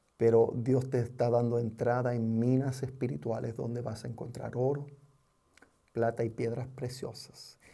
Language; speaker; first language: Spanish; non-native, fluent; English